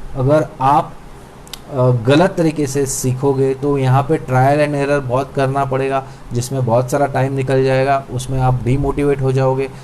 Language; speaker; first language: Hindi; non-native, local second language; Marathi